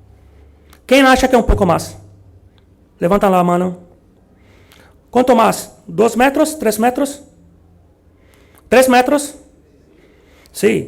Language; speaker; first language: Spanish; non-native, learner; Portuguese